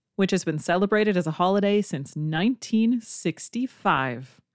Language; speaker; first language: English; native; English